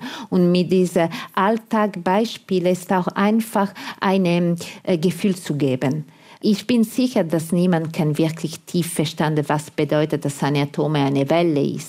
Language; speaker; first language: German; non-native, fluent; Italian